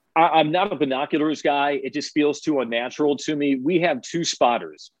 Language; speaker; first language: English; native; English